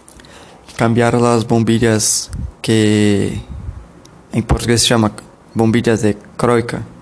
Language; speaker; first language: Spanish; non-native, learner; Portuguese